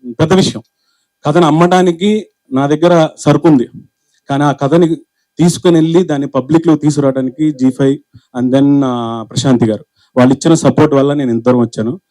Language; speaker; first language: Telugu; native; Telugu